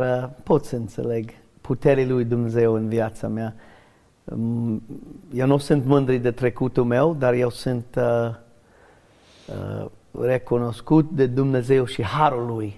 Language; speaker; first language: Romanian; non-native, learner; English